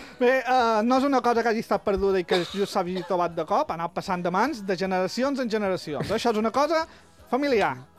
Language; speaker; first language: Catalan; native; Catalan